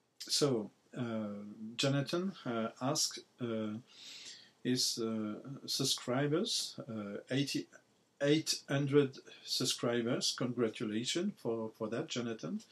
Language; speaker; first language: English; non-native, learner; French